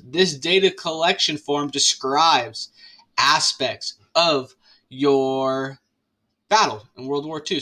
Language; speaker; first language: English; native; English